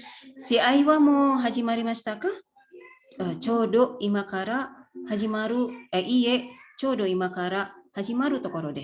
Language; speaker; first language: Japanese; non-native, fluent; Indonesian